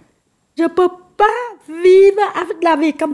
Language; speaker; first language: French; non-native, learner; Vietnamese